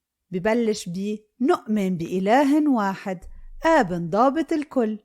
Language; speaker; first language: Arabic; native; Arabic